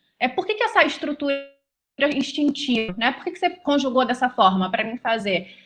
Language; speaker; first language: Portuguese; native; Portuguese